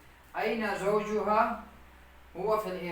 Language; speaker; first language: Arabic; non-native, learner; Urdu